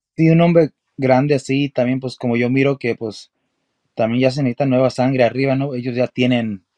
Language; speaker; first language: Spanish; early bilingual, heritage; Spanish